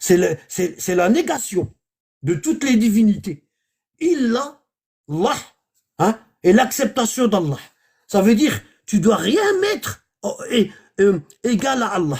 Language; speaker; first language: French; native; French